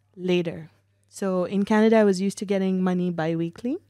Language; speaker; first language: English; native; English